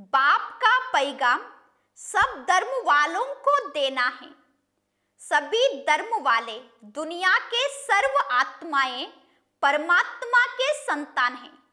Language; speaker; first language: Hindi; non-native, local second language; Kannada